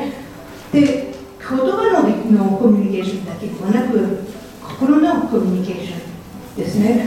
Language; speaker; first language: Japanese; non-native, fluent; French